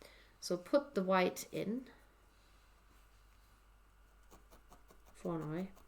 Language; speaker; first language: English; native; English